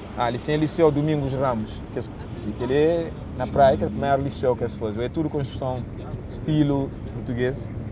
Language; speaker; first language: Portuguese; non-native, local second language; Kabuverdianu